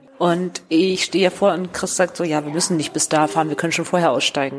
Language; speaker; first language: German; native; German